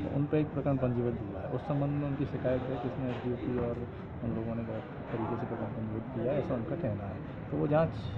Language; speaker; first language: Hindi; native; Hindi